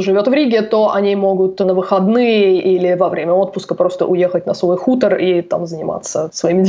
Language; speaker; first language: Russian; native; Russian